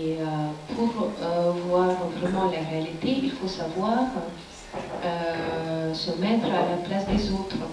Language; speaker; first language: French; non-native, fluent; Russian